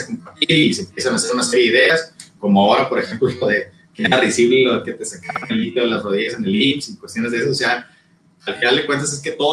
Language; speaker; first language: Spanish; native; Spanish